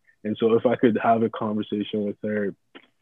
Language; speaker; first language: English; non-native, local second language; Yoruba